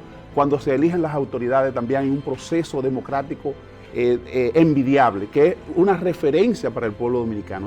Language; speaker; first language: Spanish; native; Spanish